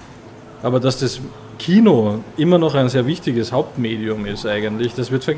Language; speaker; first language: German; native; German